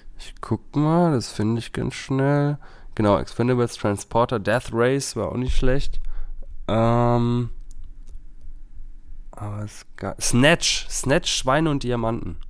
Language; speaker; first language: German; native; German